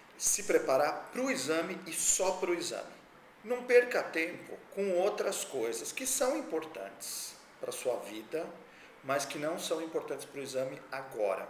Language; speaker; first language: Portuguese; native; Portuguese